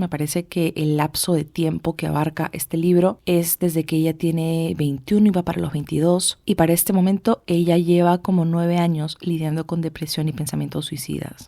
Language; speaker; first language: Spanish; native; Spanish